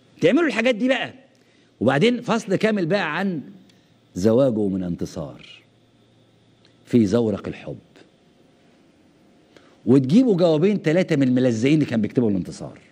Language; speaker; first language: Arabic; native; Arabic